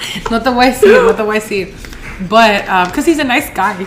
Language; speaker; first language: Spanish; early bilingual, heritage; Spanish